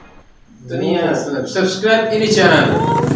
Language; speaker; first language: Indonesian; non-native, learner; Urdu